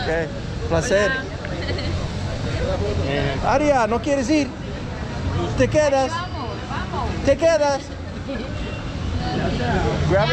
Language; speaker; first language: Spanish; non-native, learner; English